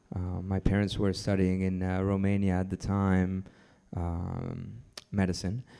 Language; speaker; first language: English; non-native, fluent; French